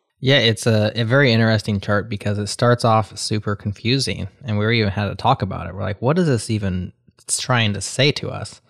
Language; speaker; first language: English; native; English